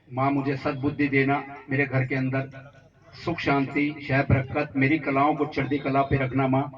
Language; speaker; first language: Hindi; non-native, local second language; Punjabi